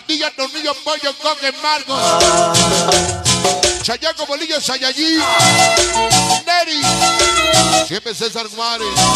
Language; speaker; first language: Spanish; native; Spanish